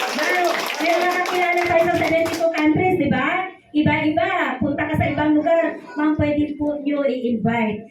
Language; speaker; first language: Filipino; non-native, local second language; Hiligaynon